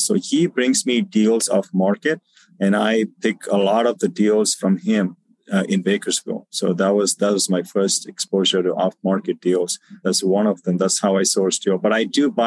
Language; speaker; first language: English; non-native, local second language; Tamil